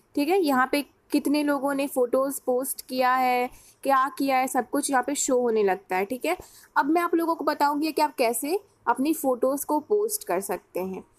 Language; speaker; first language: Hindi; native; Hindi